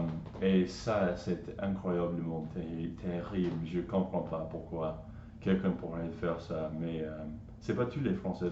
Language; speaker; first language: French; non-native, learner; English